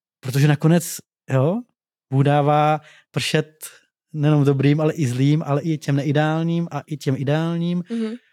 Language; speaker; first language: Czech; native; Czech